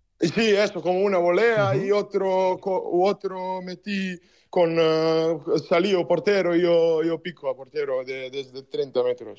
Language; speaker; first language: Spanish; non-native, learner; Serbian